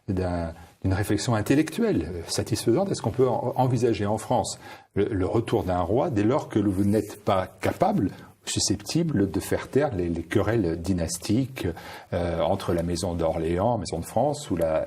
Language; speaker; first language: French; native; French